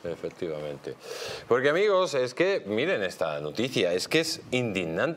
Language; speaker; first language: Spanish; native; Spanish